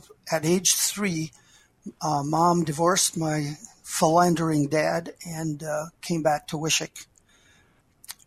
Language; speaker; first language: English; native; English